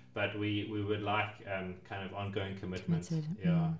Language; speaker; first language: English; native; English